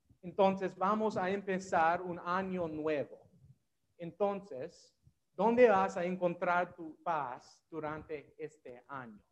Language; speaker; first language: Spanish; non-native, learner; English